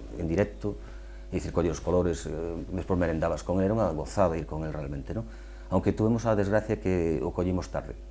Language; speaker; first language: Galician; native; Galician